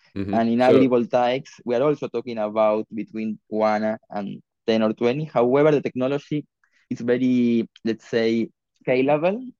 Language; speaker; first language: English; non-native, fluent; Spanish